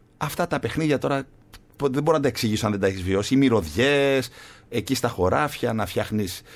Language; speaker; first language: Greek; native; Greek